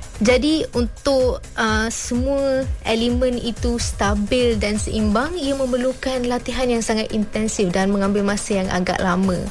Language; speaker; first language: Malay; early bilingual, other home language; Urdu